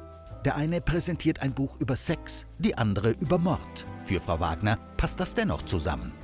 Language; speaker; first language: German; native; German